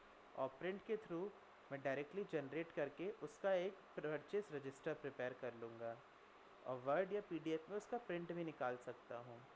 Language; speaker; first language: Hindi; native; Hindi